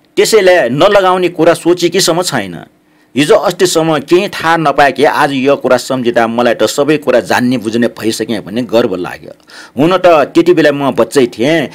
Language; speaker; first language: Nepali; native; Nepali